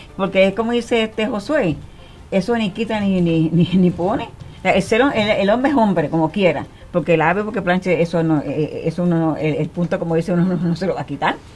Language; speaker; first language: Spanish; early bilingual, heritage; Spanish